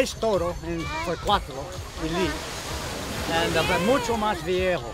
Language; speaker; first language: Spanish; non-native, learner; English